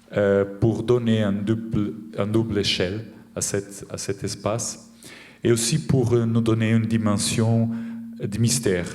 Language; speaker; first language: French; non-native, fluent; Portuguese